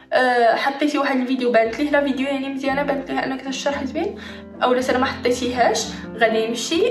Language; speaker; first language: Arabic; native; Arabic